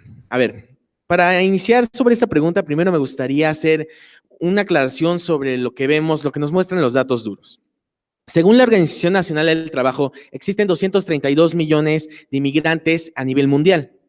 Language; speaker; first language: Spanish; native; Spanish